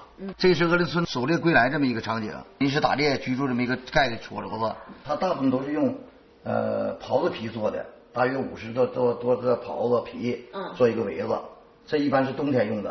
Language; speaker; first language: Chinese; native; Chinese